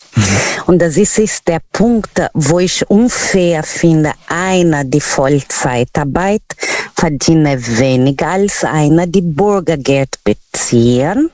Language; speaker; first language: German; non-native, learner; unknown